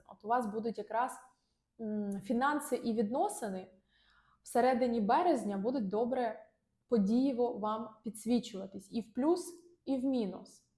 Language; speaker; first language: Ukrainian; non-native, local second language; Russian